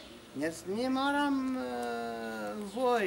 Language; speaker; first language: Slovenian; non-native, learner; Arabic